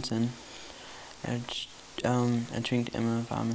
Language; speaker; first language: German; non-native, learner; English